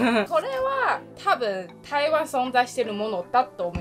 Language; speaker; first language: Japanese; non-native, learner; Chinese